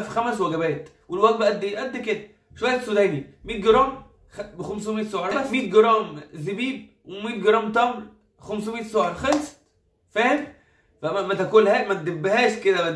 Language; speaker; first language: Arabic; native; Arabic